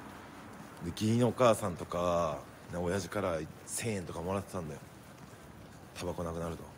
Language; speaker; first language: Japanese; native; Japanese